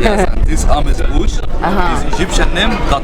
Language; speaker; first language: English; non-native, learner; Arabic